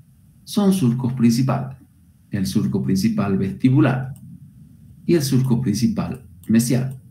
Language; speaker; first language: Spanish; native; Spanish